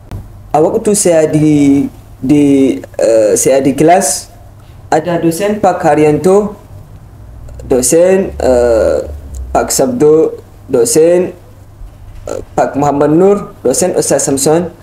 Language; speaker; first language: Indonesian; non-native, learner; Hausa